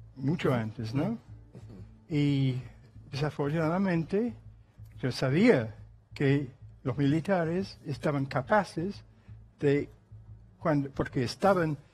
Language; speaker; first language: Spanish; non-native, fluent; English